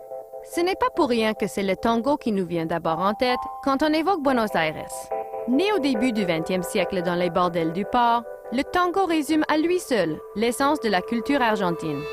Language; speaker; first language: French; native; French